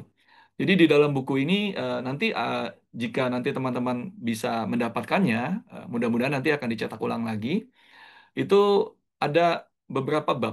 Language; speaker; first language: Indonesian; native; Indonesian